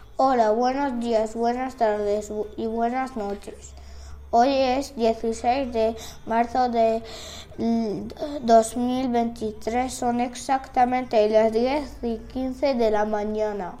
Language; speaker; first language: Spanish; early bilingual, other home language; Arabic